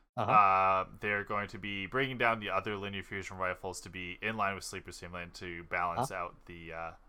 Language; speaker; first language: English; native; English